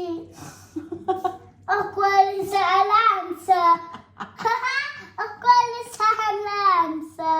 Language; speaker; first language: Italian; early bilingual, other home language; Filipino